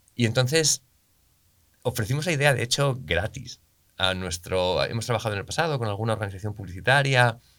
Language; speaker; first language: Spanish; native; Spanish